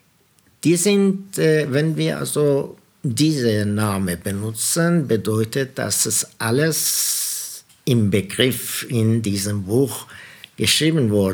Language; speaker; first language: German; non-native, fluent; Persian